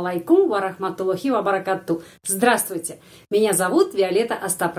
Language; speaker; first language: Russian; non-native, fluent; Indonesian